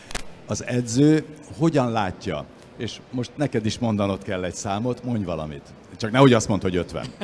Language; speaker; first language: Hungarian; native; Hungarian